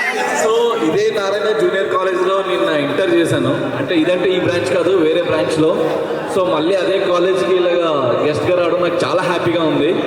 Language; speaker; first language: Telugu; native; Telugu